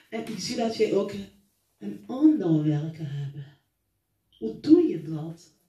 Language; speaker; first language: Dutch; non-native, learner; French